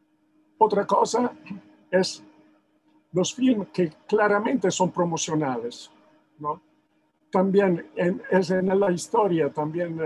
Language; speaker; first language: Spanish; non-native, fluent; Italian